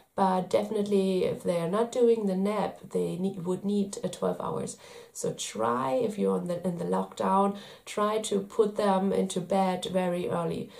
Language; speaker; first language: English; non-native, fluent; German